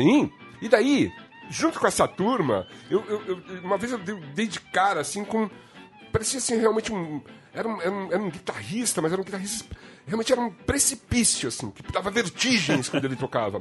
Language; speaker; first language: Portuguese; native; Portuguese